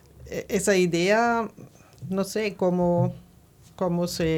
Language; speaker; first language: Spanish; non-native, fluent; German